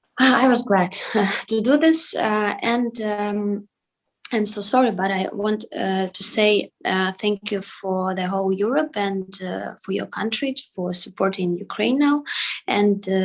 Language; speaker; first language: English; non-native, learner; Ukrainian